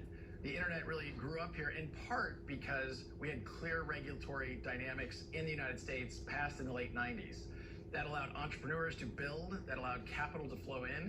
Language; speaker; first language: English; native; English